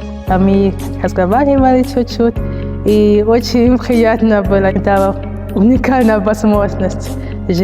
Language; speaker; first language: Russian; non-native, learner; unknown